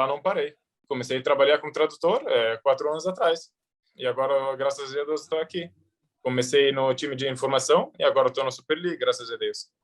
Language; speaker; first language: Portuguese; early bilingual, heritage; Arabic